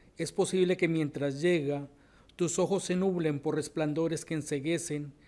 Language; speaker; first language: Spanish; native; Spanish